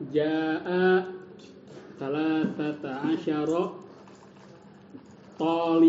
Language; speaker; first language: Arabic; non-native, learner; Indonesian